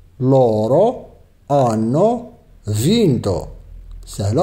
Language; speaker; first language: Italian; non-native, fluent; Arabic